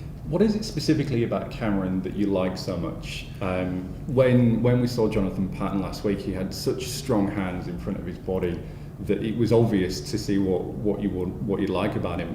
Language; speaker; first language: English; native; English